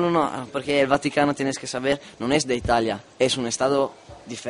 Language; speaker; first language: Spanish; non-native, learner; Italian